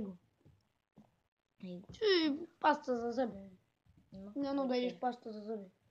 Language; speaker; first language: Bulgarian; native; Bulgarian